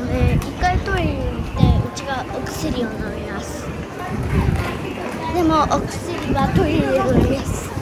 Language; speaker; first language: Japanese; early bilingual, other home language; French